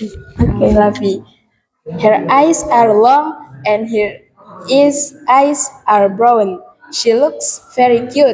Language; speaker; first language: English; non-native, learner; Indonesian